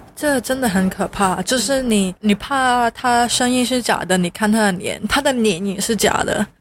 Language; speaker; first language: Chinese; non-native, local second language; Cantonese